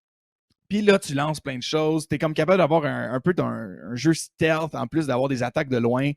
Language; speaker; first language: French; native; French